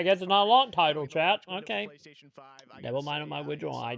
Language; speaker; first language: English; native; English